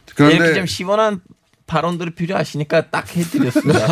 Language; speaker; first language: Korean; non-native, fluent; Turkish